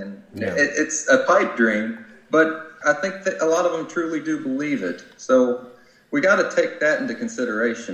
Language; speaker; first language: English; native; English